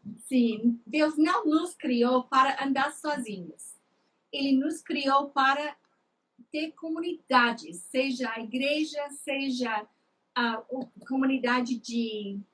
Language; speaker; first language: Portuguese; non-native, fluent; English